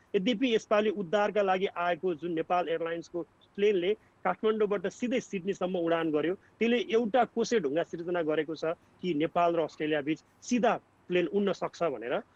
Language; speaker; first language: Nepali; native; Nepali